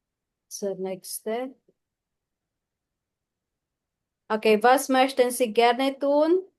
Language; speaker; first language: German; non-native, fluent; Filipino